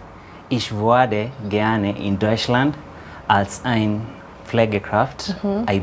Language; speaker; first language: German; non-native, learner; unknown